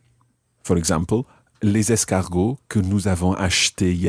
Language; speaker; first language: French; non-native, fluent; English